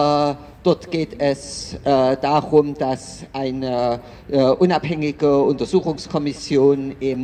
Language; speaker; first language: German; native; German